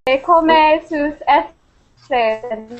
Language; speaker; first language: Spanish; non-native, learner; English